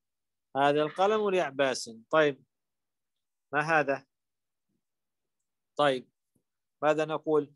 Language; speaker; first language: Arabic; non-native, fluent; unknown